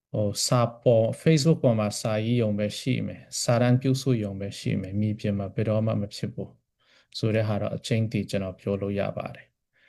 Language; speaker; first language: Burmese; non-native, local second language; Hakha Chin